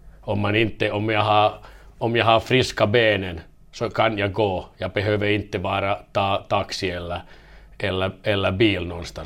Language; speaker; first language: Swedish; non-native, learner; Finnish